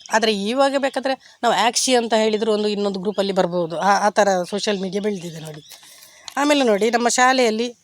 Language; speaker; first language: Kannada; non-native, local second language; Tulu